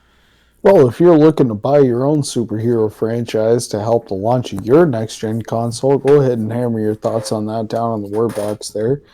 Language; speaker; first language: English; native; English